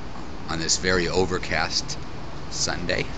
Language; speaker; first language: English; native; English